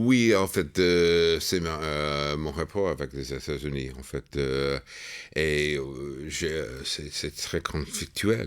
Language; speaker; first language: French; non-native, fluent; English